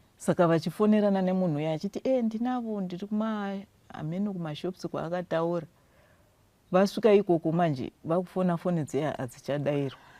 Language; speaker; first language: Shona; non-native, local second language; North Ndebele